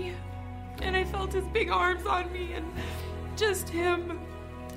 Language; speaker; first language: English; native; English